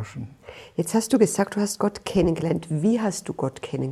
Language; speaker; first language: German; native; German